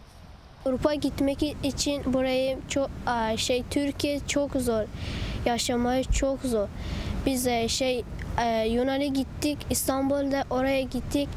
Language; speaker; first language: Turkish; non-native, learner; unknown